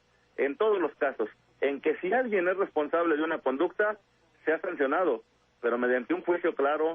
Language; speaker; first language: Spanish; native; Spanish